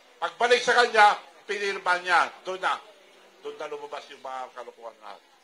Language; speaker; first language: Filipino; non-native, local second language; Iloko